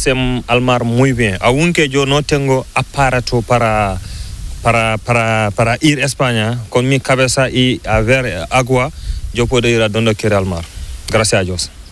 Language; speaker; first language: Spanish; non-native, learner; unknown